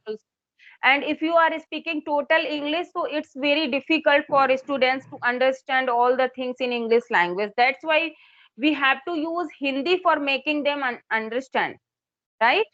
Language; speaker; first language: English; non-native, local second language; Hindi